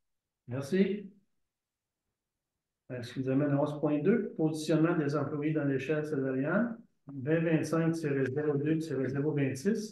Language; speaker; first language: French; native; French